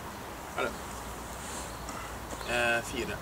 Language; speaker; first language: Norwegian; native; Norwegian